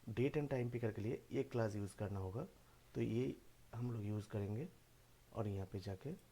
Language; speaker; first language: Hindi; non-native, local second language; Bangla